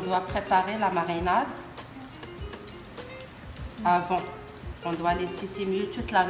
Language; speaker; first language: French; non-native, learner; Arabic